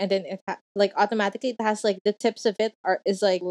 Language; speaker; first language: English; non-native, local second language; Filipino